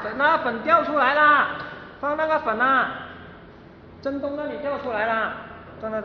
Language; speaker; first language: Chinese; native; Chinese